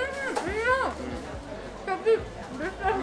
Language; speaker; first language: Indonesian; non-native, learner; Japanese